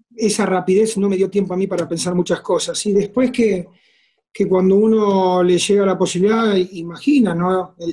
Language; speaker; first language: Spanish; native; Spanish